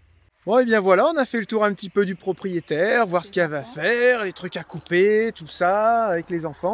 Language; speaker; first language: French; native; French